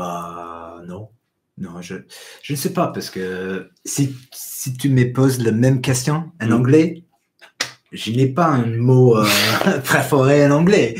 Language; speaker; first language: French; non-native, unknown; English